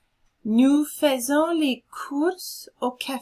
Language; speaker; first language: French; non-native, fluent; English